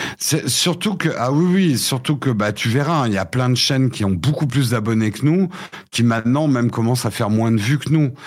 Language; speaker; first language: French; early bilingual, other home language; English